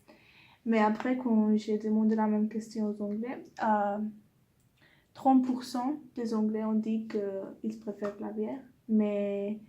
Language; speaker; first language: French; non-native, learner; English